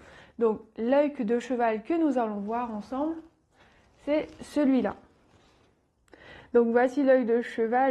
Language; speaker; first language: French; native; French